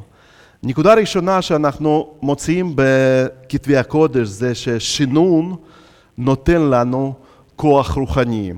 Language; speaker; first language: Hebrew; non-native, fluent; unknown